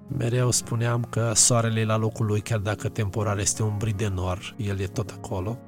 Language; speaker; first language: Romanian; native; Romanian